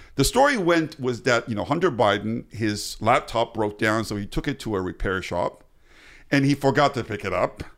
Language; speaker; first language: English; early bilingual, other home language; Chinese